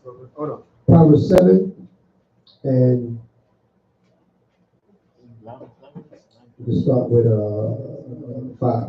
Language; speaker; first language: English; native; English